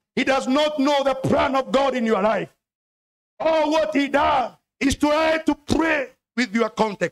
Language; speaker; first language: English; non-native, local second language; Swahili